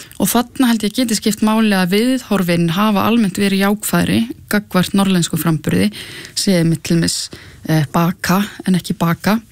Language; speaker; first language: Icelandic; native; Icelandic